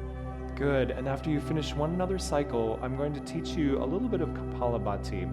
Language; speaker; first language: English; native; English